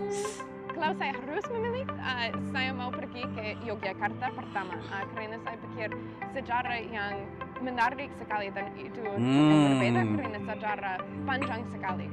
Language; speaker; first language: Indonesian; non-native, learner; English